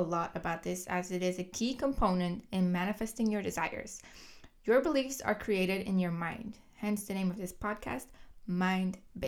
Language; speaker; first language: English; non-native, fluent; Dutch